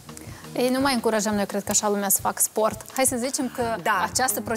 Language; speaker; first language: Romanian; native; Romanian